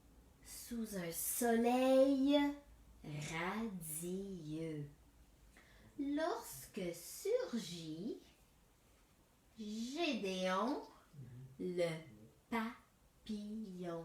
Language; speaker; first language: French; native; French